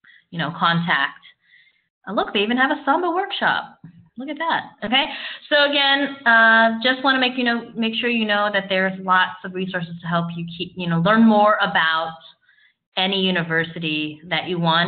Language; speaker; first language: English; native; English